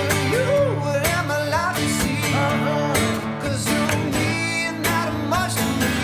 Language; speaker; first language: English; native; English